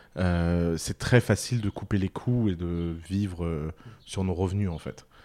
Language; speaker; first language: French; early bilingual, other home language; Arabic